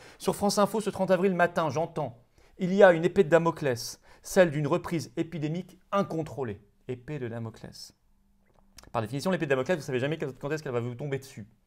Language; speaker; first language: French; native; French